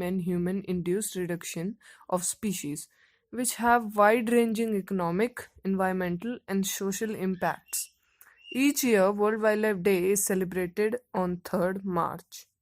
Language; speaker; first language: English; non-native, local second language; Hindi